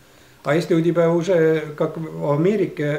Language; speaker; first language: Russian; non-native, fluent; Estonian